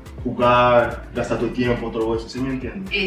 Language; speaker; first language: Spanish; non-native, learner; English